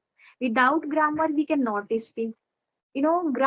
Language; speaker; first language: English; non-native, learner; Odia